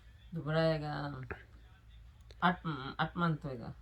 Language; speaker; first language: Hindi; non-native, learner; Bangla